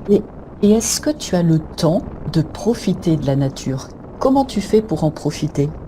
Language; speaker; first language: French; native; French